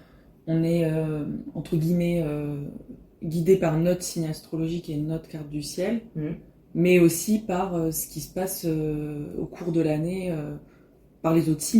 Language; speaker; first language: French; native; French